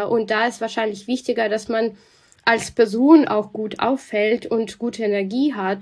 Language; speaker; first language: German; non-native, fluent; Russian